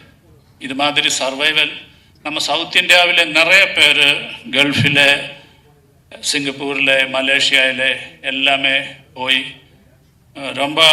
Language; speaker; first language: Tamil; non-native, learner; Malayalam